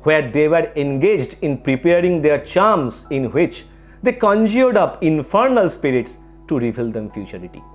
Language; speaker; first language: English; non-native, local second language; Bangla